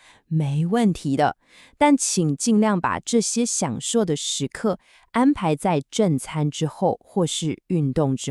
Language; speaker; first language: Chinese; native; Chinese